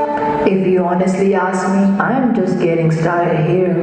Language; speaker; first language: English; non-native, fluent; French